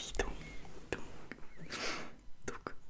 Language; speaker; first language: French; non-native, learner; Russian